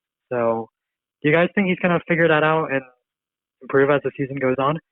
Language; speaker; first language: English; native; English